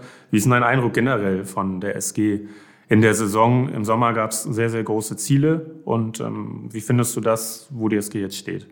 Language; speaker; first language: German; native; German